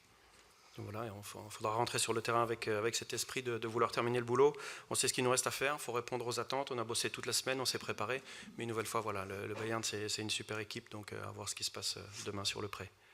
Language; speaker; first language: French; native; French